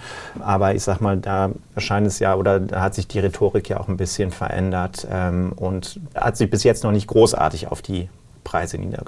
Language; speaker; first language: German; native; German